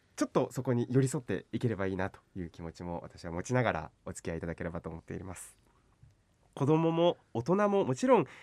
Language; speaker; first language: Japanese; native; Japanese